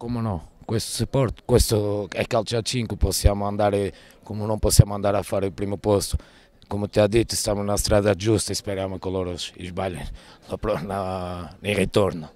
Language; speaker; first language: Italian; non-native, fluent; Portuguese